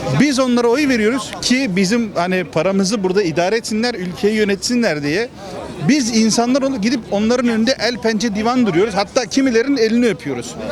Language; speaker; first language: Turkish; native; Turkish